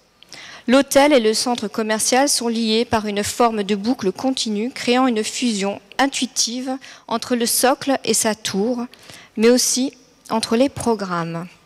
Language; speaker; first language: French; native; French